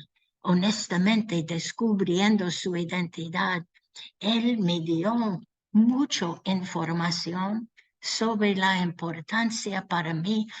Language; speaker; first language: Spanish; non-native, learner; English